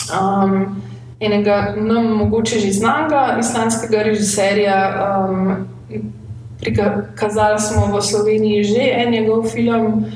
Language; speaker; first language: Slovenian; native; Slovenian